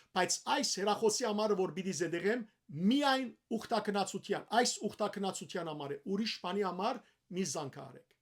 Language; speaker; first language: Armenian; early bilingual, heritage; Armenian